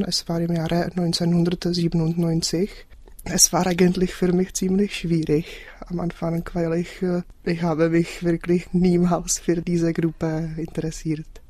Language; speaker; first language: German; non-native, fluent; Czech